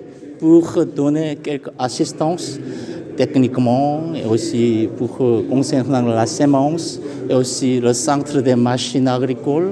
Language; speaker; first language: French; non-native, fluent; Korean